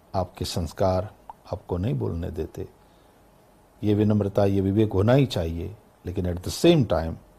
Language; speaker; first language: Hindi; non-native, local second language; Gujarati